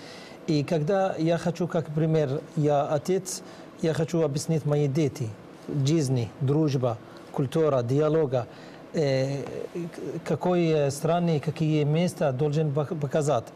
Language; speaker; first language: Russian; non-native, learner; Arabic